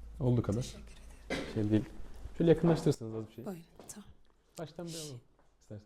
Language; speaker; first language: Turkish; native; Turkish